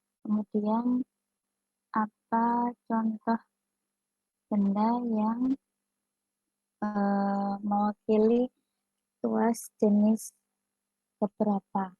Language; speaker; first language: Indonesian; native; Indonesian